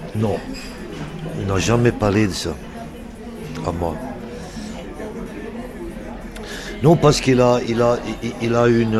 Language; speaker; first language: French; non-native, local second language; Dutch